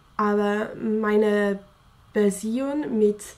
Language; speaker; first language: German; non-native, fluent; English